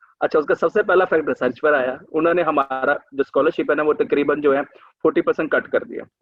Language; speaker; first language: Urdu; non-native, local second language; Punjabi